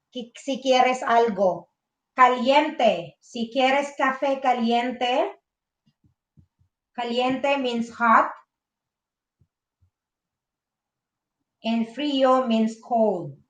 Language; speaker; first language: Spanish; non-native, fluent; Filipino